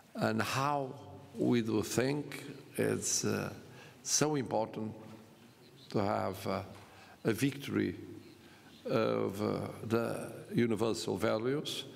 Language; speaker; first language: English; non-native, fluent; Portuguese